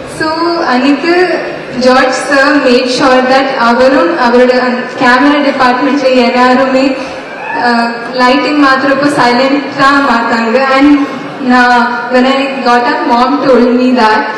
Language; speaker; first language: Tamil; non-native, learner; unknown